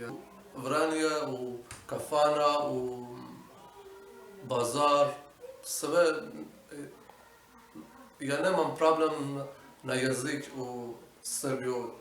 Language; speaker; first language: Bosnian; non-native, learner; Persian